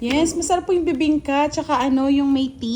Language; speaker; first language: Filipino; native; Filipino